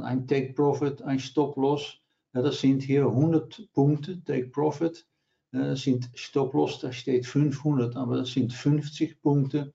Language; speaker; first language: German; non-native, learner; Dutch